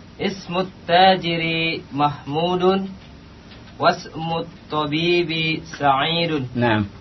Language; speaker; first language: Arabic; non-native, learner; Indonesian